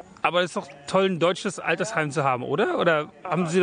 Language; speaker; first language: German; native; German